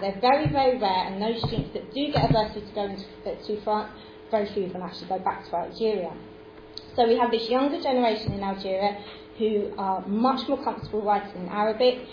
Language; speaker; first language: English; native; English